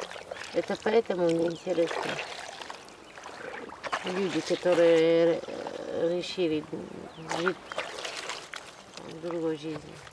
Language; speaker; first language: Russian; non-native, fluent; French